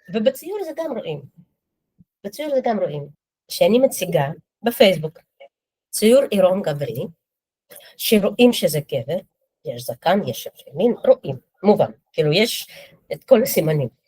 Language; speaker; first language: Hebrew; non-native, fluent; Russian